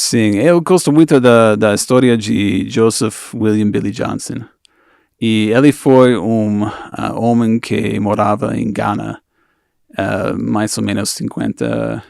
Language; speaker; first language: Portuguese; non-native, fluent; English